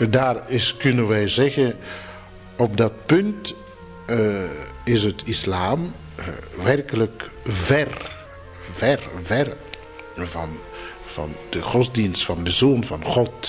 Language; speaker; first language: Dutch; non-native, fluent; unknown